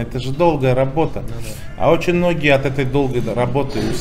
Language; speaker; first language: Russian; native; Russian